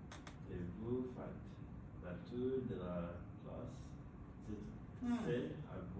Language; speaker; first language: French; non-native, learner; English